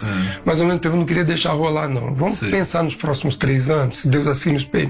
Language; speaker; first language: Portuguese; native; Portuguese